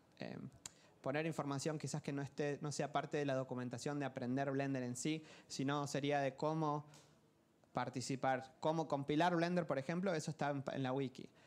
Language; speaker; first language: Spanish; native; Spanish